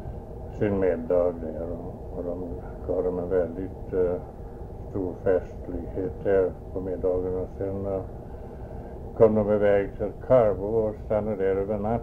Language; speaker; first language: Swedish; early bilingual, heritage; Swedish